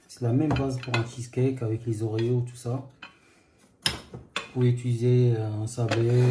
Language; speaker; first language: French; non-native, local second language; Arabic